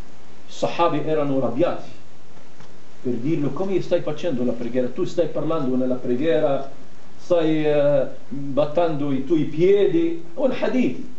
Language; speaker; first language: Italian; non-native, fluent; Arabic